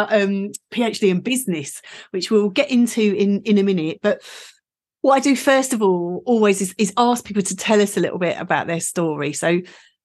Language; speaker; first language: English; native; English